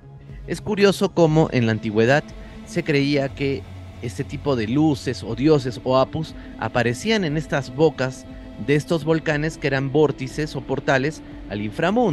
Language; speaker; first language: Spanish; native; Spanish